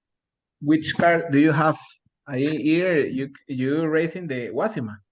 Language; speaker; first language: English; non-native, learner; Spanish